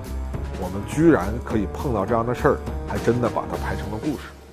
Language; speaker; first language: Chinese; native; Chinese